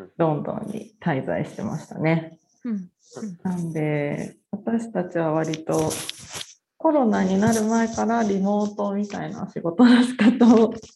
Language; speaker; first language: Japanese; native; Japanese